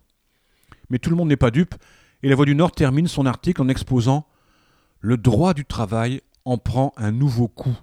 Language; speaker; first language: French; native; French